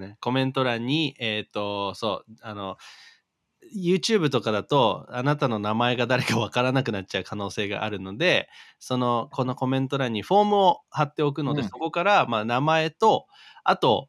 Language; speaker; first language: Japanese; native; Japanese